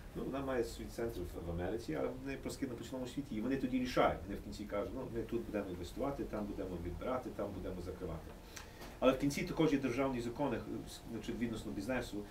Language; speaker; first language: Ukrainian; early bilingual, heritage; English